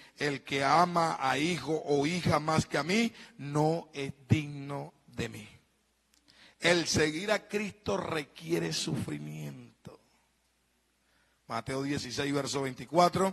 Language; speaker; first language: Spanish; native; Spanish